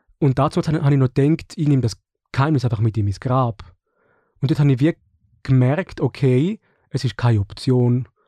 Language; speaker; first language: German; early bilingual, other home language; Serbian